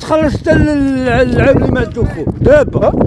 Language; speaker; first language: Arabic; native; Arabic